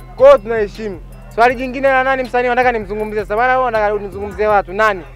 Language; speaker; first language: Swahili; native; Swahili